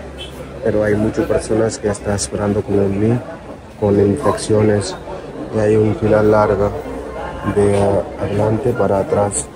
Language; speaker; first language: Spanish; non-native, learner; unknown